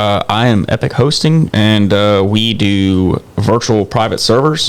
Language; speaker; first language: English; native; English